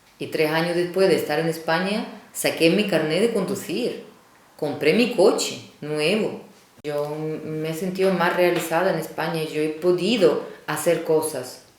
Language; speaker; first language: Spanish; non-native, fluent; Russian